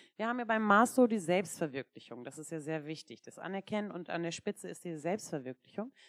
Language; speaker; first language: German; non-native, fluent; Turkish